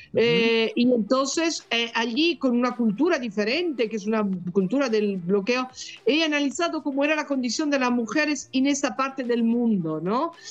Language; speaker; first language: Spanish; non-native, fluent; Italian